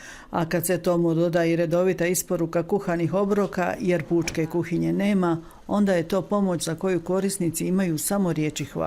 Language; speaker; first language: Bosnian; native; Bosnian